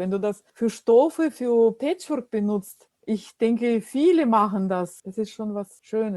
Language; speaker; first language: German; non-native, fluent; Russian